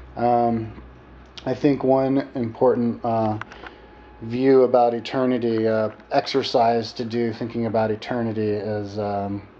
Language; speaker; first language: English; native; English